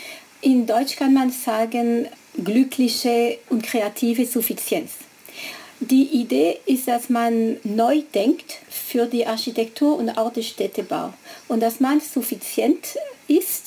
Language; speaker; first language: German; non-native, fluent; French